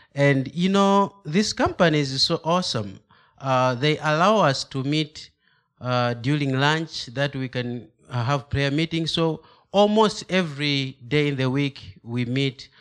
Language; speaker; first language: English; non-native, local second language; Nyanja